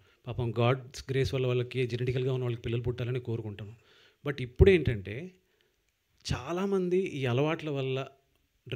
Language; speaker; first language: Telugu; native; Telugu